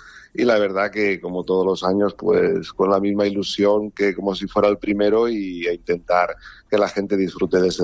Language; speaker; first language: Spanish; native; Spanish